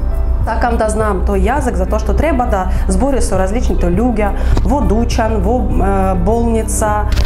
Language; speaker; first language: Macedonian; non-native, learner; Ukrainian